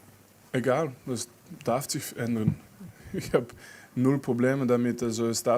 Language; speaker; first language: German; non-native, fluent; French